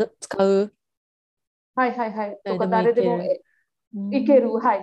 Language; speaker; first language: Japanese; non-native, learner; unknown